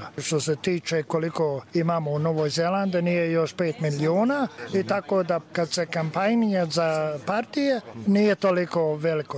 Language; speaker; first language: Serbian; early bilingual, heritage; Serbian